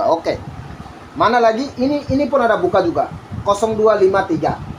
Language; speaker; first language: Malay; non-native, learner; Bangla